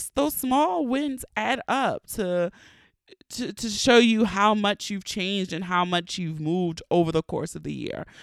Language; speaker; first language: English; native; English